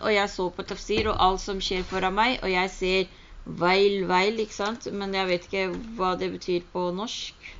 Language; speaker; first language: Norwegian; early bilingual, other home language; Urdu